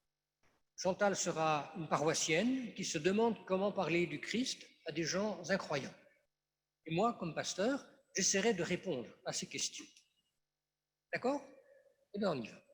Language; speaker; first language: French; native; French